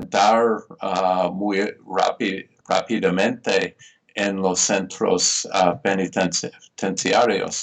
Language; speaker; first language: Spanish; non-native, fluent; English